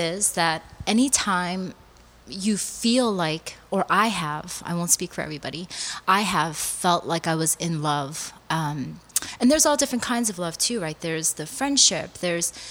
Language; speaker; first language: English; early bilingual, other home language; Korean